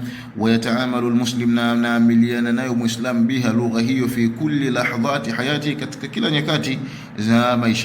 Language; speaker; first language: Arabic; non-native, fluent; Swahili